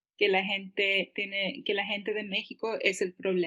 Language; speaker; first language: Spanish; early bilingual, heritage; Spanish